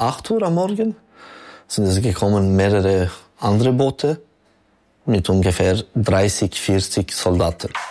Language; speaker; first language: German; non-native, local second language; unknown